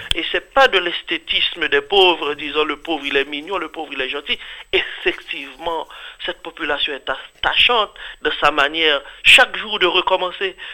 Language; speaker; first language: French; non-native, local second language; Haitian Creole